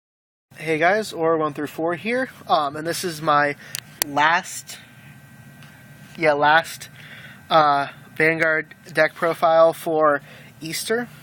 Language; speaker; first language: English; native; English